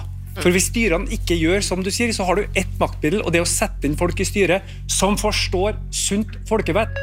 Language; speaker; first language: Norwegian; native; Norwegian